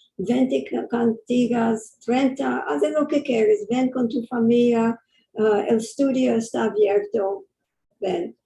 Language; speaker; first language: Spanish; early bilingual, heritage; English